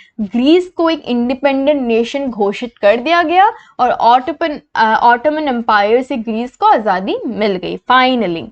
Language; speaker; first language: Hindi; non-native, local second language; Assamese